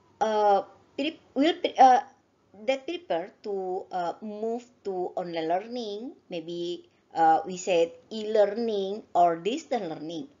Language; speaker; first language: English; non-native, learner; Indonesian